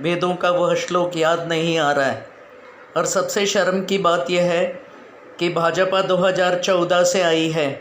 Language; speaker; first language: Hindi; non-native, local second language; Tamil